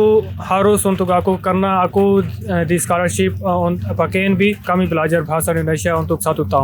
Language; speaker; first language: Indonesian; non-native, learner; Urdu